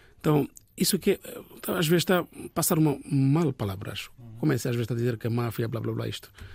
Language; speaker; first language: Portuguese; non-native, learner; Bangla